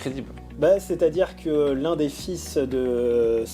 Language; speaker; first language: French; native; French